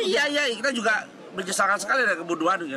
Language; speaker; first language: Indonesian; native; Indonesian